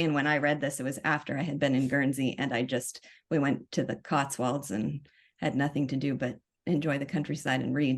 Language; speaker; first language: English; native; English